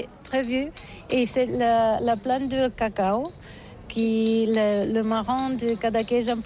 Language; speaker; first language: French; non-native, learner; Catalan